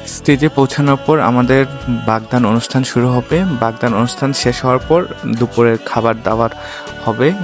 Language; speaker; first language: Bangla; non-native, local second language; Garo